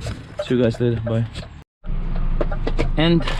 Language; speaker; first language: English; non-native, learner; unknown